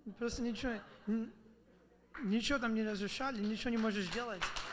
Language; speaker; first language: Russian; early bilingual, other home language; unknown